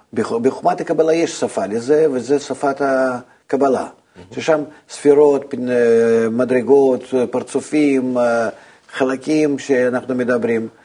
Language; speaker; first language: Hebrew; non-native, fluent; Russian